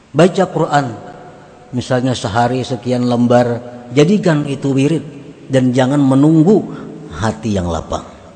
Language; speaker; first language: Indonesian; non-native, local second language; Banjar